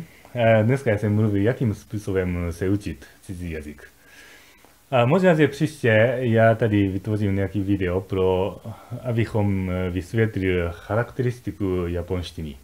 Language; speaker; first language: Czech; non-native, fluent; Japanese